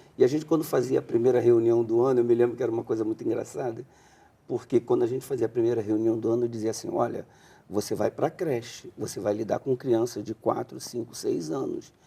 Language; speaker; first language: Portuguese; native; Portuguese